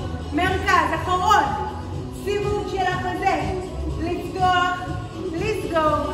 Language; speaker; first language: Hebrew; native; Hebrew